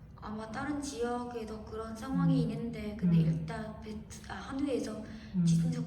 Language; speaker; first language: Korean; non-native, fluent; Vietnamese